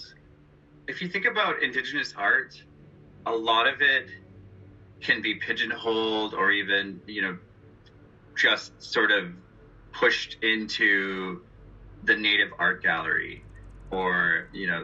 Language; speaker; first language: English; native; English